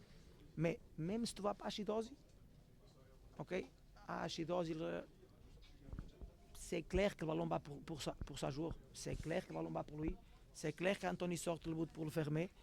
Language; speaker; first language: French; non-native, learner; Portuguese